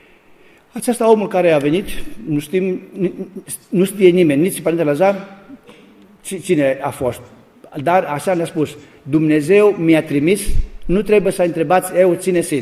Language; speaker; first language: Romanian; non-native, learner; Greek